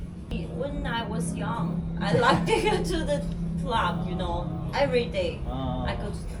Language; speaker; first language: English; non-native, learner; Chinese